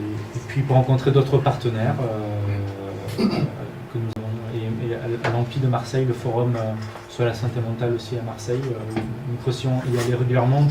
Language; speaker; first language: French; native; French